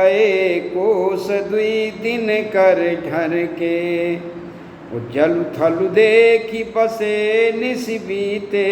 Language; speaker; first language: Hindi; native; Hindi